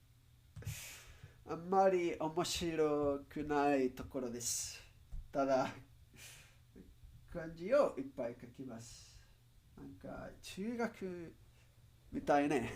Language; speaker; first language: Japanese; non-native, learner; Spanish